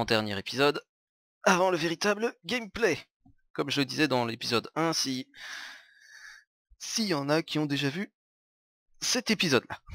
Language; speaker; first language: French; native; French